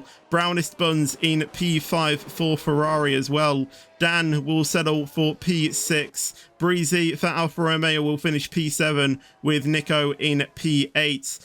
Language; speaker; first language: English; native; English